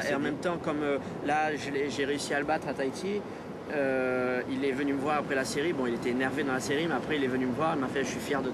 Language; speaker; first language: French; native; French